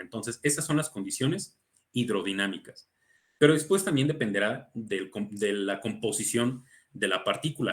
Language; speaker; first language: Spanish; native; Spanish